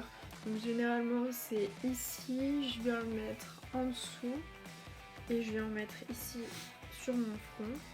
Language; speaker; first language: French; native; French